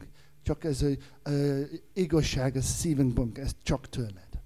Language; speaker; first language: Hungarian; non-native, learner; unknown